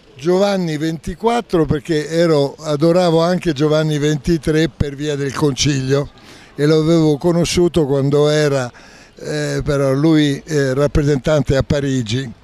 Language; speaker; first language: Italian; native; Italian